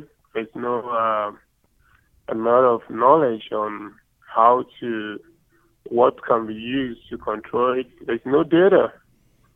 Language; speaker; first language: English; non-native, local second language; Yoruba